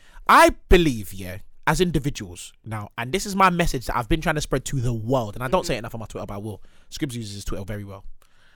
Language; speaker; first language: English; native; English